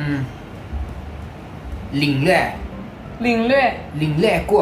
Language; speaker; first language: Chinese; non-native, learner; Thai